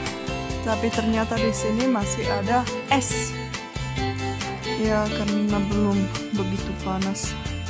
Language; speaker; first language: Indonesian; non-native, fluent; Czech